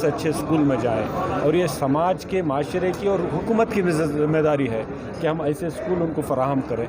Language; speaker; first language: Urdu; native; Urdu